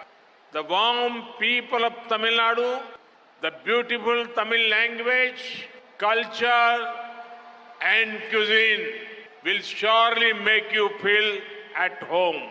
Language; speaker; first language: English; non-native, local second language; Gujarati